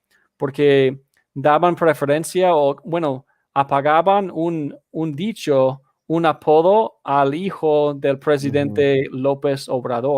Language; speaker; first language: Spanish; non-native, fluent; English